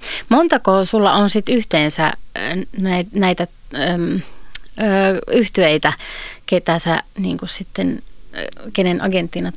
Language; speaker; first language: Finnish; native; Finnish